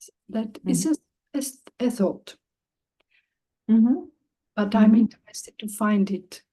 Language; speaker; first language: English; non-native, learner; German